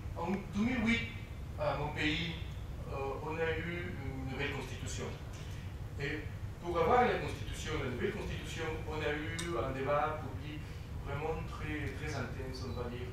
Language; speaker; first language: French; non-native, fluent; Spanish